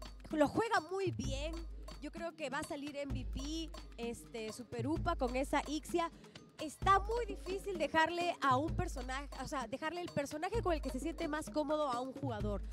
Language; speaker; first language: Spanish; native; Spanish